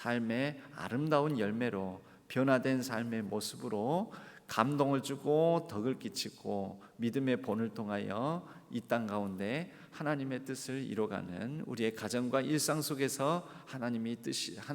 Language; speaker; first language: Korean; native; Korean